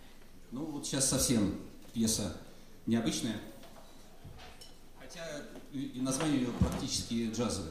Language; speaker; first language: Russian; native; Russian